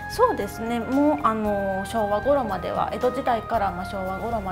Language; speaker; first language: Japanese; native; Japanese